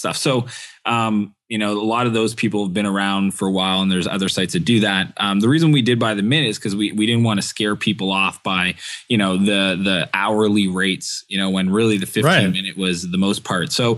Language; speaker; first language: English; native; English